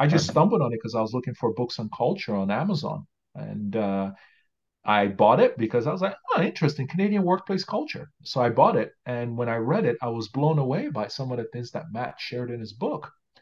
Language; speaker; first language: English; non-native, local second language; Yoruba